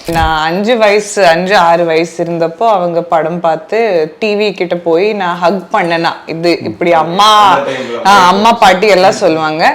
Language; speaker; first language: Tamil; non-native, learner; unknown